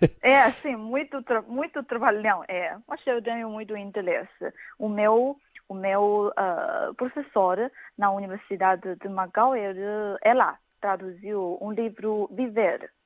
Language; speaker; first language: Portuguese; non-native, fluent; Chinese